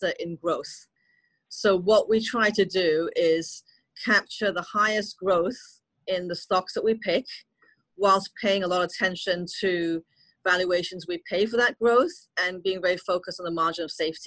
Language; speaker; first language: English; non-native, local second language; Cantonese